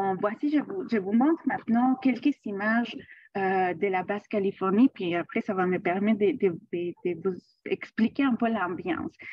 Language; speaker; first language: French; non-native, fluent; Spanish